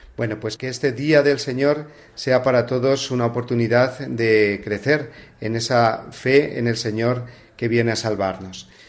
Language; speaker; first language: Spanish; native; Spanish